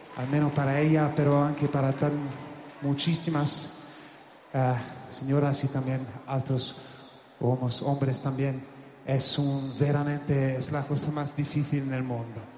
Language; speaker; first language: Spanish; non-native, learner; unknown